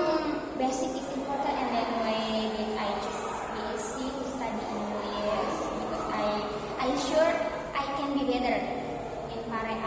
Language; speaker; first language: English; non-native, learner; Indonesian